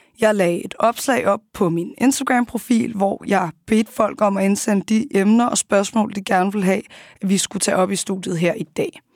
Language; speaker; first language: Danish; early bilingual, other home language; Arabic